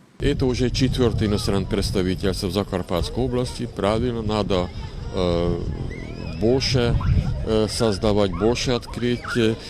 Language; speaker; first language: Russian; non-native, learner; Hungarian